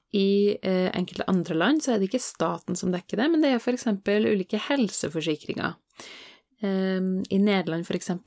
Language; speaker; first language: Norwegian; native; Norwegian